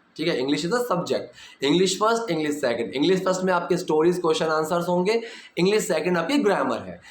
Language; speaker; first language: Hindi; native; Hindi